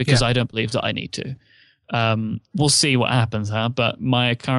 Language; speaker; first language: English; native; English